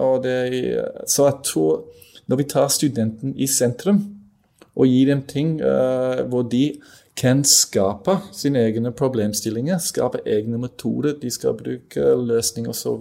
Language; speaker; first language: Norwegian; non-native, fluent; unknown